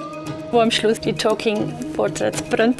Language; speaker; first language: German; native; German